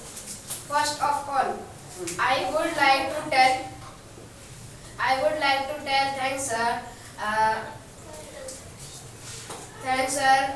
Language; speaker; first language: English; non-native, learner; Hindi